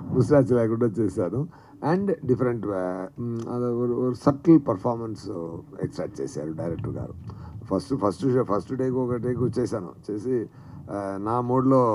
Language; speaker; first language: Telugu; non-native, fluent; Tamil